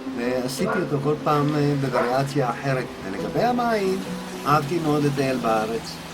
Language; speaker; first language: Hebrew; native; Hebrew